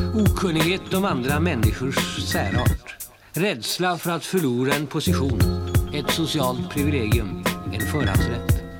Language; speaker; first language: Swedish; native; Swedish